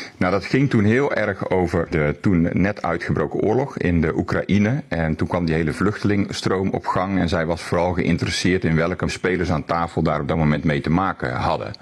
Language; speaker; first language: Dutch; native; Dutch